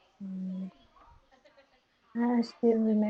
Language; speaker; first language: English; non-native, learner; Vietnamese